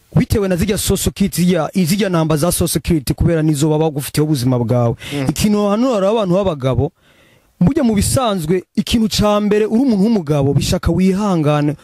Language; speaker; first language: Rundi; early bilingual, heritage; Rundi